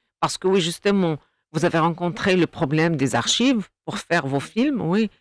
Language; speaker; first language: French; non-native, local second language; Arabic